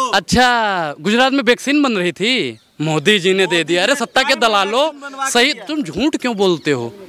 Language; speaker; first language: Hindi; native; Hindi